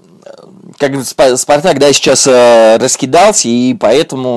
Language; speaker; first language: Russian; native; Russian